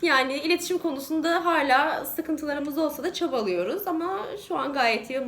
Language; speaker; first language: Turkish; native; Turkish